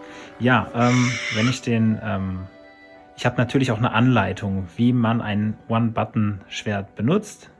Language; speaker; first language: German; native; German